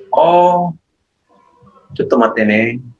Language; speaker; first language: Japanese; non-native, fluent; Indonesian